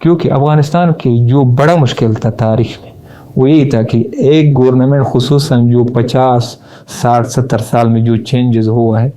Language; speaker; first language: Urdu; non-native, learner; Pashto